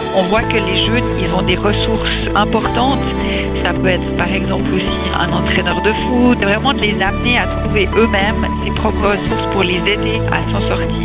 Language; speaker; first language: French; native; French